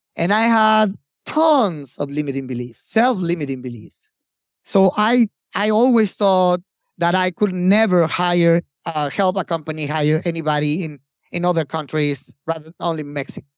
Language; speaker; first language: English; non-native, fluent; Spanish